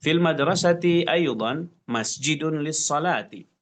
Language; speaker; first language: Arabic; non-native, fluent; Indonesian